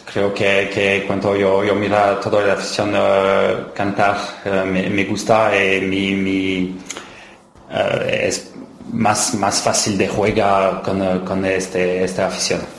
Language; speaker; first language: Spanish; non-native, learner; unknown